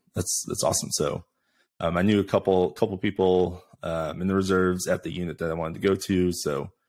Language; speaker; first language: English; native; English